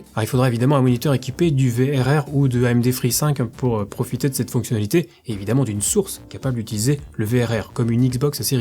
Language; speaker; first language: French; native; French